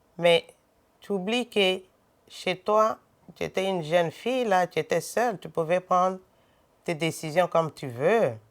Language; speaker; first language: French; non-native, local second language; Lingala